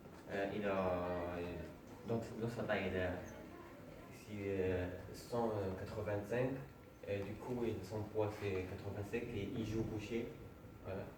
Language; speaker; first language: French; non-native, fluent; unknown